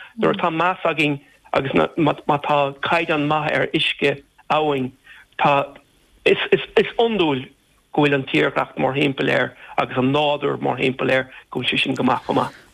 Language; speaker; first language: Irish; non-native, local second language; English